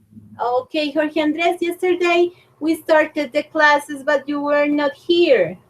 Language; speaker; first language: English; non-native, fluent; Spanish